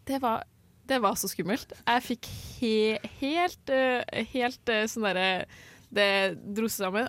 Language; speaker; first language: Norwegian; native; Norwegian